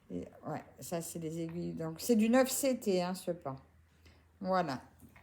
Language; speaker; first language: French; native; French